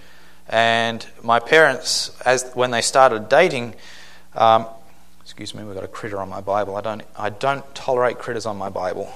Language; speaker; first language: English; native; English